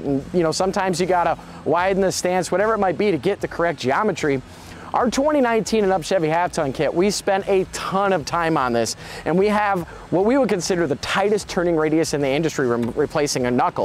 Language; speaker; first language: English; native; English